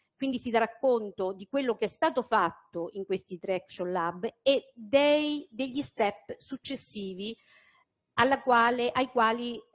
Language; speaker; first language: Italian; native; Italian